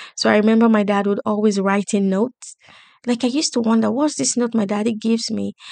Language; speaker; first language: English; non-native, local second language; Yoruba